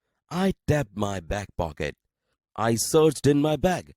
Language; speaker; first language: English; non-native, local second language; Gujarati